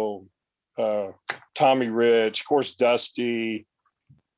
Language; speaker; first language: English; native; English